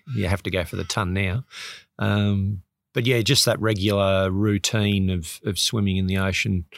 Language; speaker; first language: English; native; English